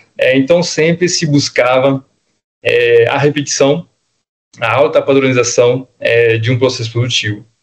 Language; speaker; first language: Portuguese; non-native, fluent; French